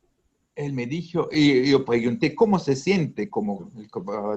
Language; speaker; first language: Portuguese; non-native, learner; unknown